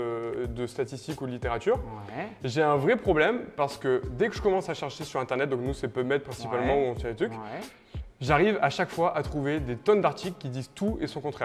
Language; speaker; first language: French; native; French